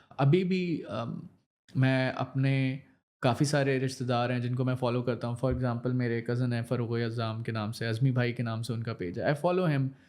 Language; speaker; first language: Urdu; native; Urdu